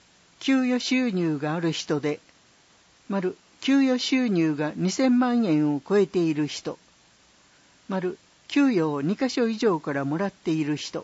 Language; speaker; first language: Japanese; native; Japanese